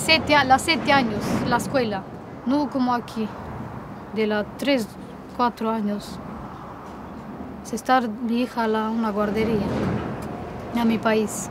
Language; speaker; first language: Spanish; non-native, learner; Romanian